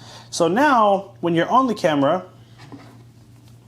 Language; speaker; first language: English; native; English